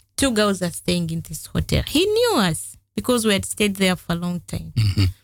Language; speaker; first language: English; non-native, local second language; Ganda